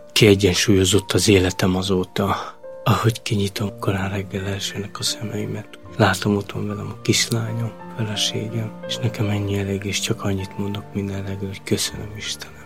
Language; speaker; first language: Hungarian; non-native, local second language; Romany